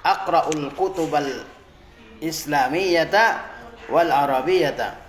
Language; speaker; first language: Arabic; non-native, fluent; Indonesian